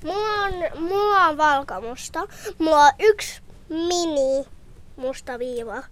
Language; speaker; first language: Finnish; early bilingual, heritage; Finnish